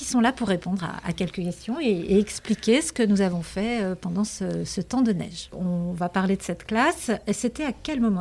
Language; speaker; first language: French; native; French